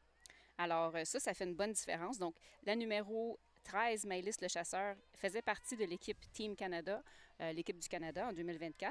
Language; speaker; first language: French; native; French